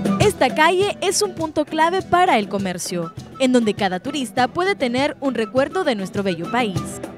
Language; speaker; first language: Spanish; native; Spanish